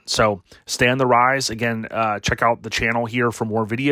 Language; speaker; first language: English; native; English